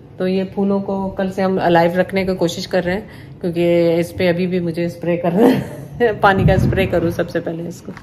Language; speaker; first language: Urdu; native; Urdu